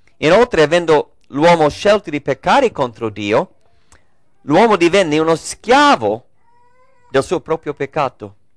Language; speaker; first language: Italian; early bilingual, heritage; English